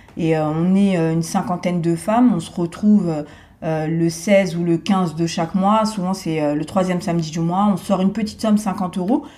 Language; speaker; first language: French; native; French